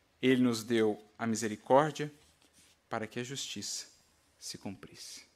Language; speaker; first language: Portuguese; native; Portuguese